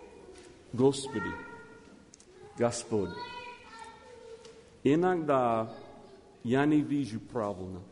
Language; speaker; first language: Russian; non-native, learner; English